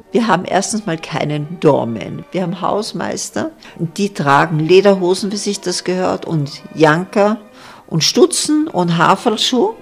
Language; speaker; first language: German; native; German